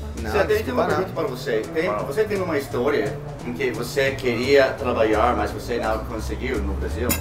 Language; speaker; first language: Portuguese; non-native, learner; English